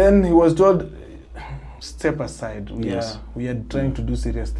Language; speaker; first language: English; non-native, local second language; Swahili